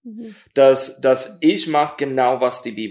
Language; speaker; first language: German; non-native, learner; English